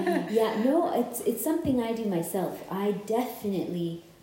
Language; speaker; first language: English; native; English